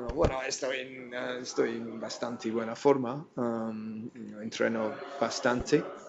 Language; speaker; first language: Spanish; non-native, fluent; English